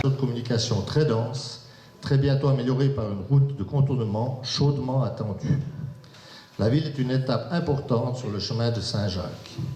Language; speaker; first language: French; native; French